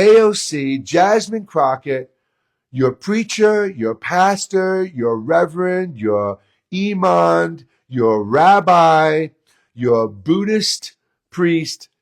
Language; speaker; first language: English; native; English